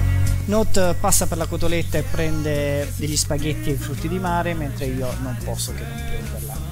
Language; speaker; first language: Italian; native; Italian